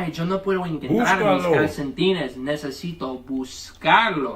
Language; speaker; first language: Spanish; early bilingual, heritage; English